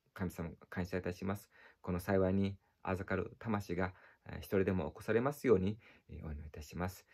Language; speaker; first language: Japanese; native; Japanese